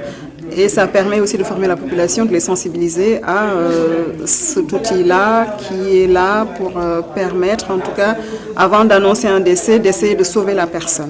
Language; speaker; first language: French; non-native, local second language; Wolof